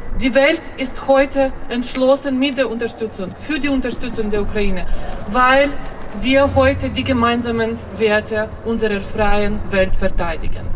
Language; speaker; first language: German; non-native, fluent; Ukrainian